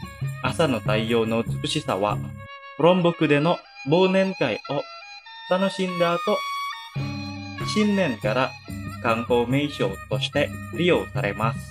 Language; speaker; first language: Japanese; non-native, fluent; Indonesian